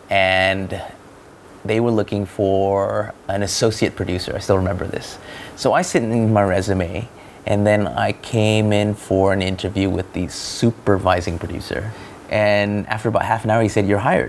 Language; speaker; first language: English; non-native, local second language; Malay